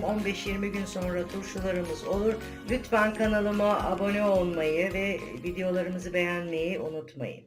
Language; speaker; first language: Turkish; native; Turkish